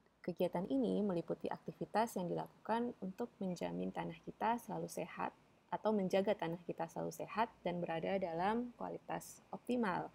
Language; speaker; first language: Indonesian; native; Indonesian